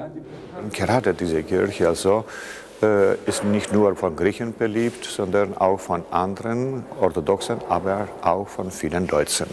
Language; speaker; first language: German; non-native, fluent; Greek